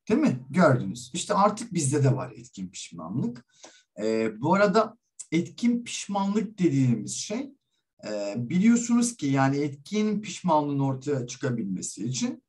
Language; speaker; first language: Turkish; native; Turkish